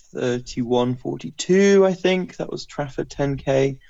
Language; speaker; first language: English; native; English